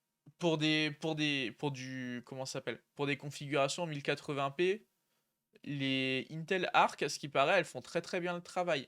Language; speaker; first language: French; native; French